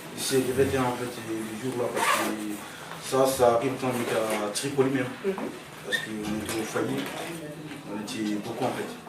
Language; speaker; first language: French; non-native, local second language; Soninke